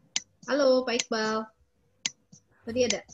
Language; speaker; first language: Indonesian; native; Indonesian